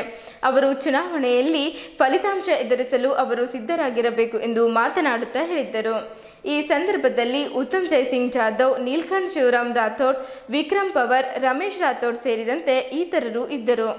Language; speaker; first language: Kannada; native; Kannada